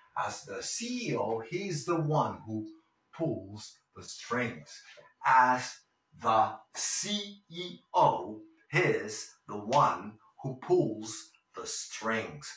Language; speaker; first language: English; non-native, fluent; Spanish